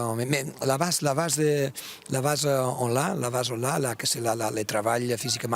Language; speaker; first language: French; non-native, fluent; Spanish